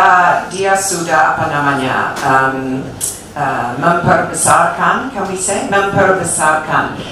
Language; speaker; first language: Indonesian; non-native, fluent; English